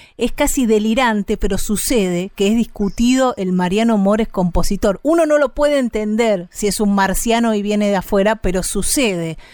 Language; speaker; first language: Spanish; native; Spanish